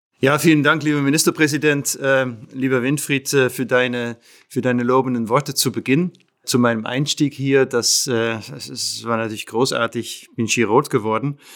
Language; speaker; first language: German; non-native, fluent; Dutch